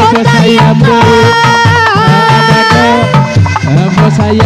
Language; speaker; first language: Indonesian; non-native, local second language; Sundanese